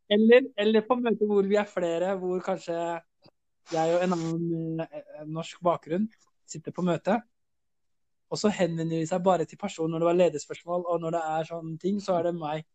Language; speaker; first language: Norwegian; early bilingual, other home language; Somali